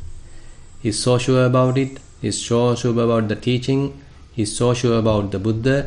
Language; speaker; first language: English; non-native, local second language; Sinhala